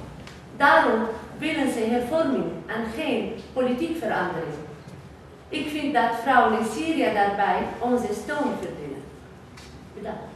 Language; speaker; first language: Dutch; non-native, fluent; Arabic